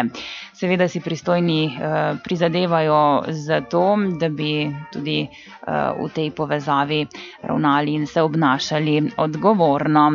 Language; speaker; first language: Slovenian; native; Slovenian